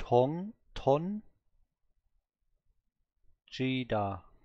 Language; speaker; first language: Korean; non-native, learner; German